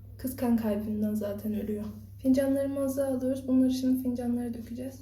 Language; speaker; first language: Turkish; early bilingual, heritage; Turkish